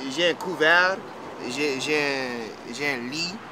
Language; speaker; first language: French; non-native, fluent; English